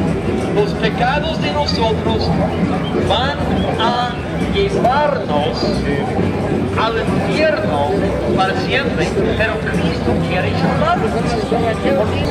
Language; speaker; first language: Spanish; non-native, learner; English